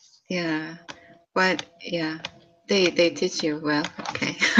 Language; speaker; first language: English; non-native, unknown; Korean